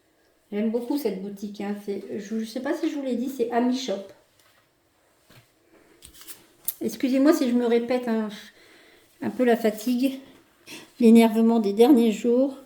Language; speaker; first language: French; native; French